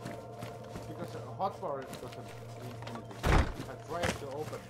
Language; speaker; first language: English; non-native, learner; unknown